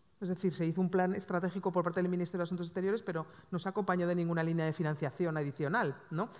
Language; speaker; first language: Spanish; native; Spanish